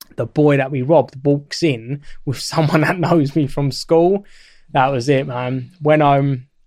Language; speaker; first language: English; native; English